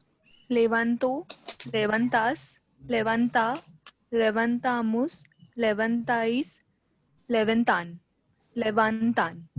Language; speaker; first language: Spanish; non-native, learner; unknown